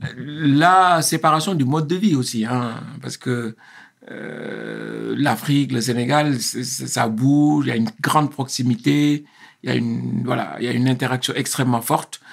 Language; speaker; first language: French; non-native, local second language; Wolof